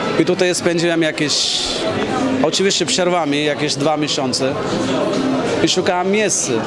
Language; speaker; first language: Polish; non-native, fluent; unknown